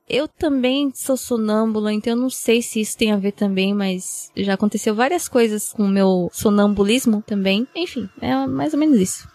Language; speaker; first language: Portuguese; early bilingual, heritage; Portuguese